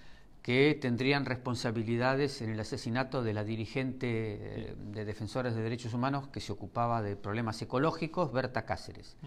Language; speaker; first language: Spanish; native; Spanish